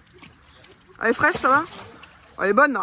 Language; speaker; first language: French; native; French